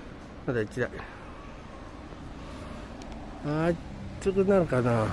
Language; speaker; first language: Japanese; native; Japanese